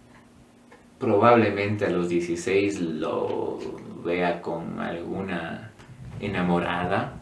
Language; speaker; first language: Spanish; native; Spanish